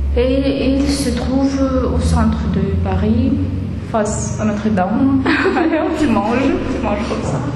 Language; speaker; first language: French; non-native, fluent; Russian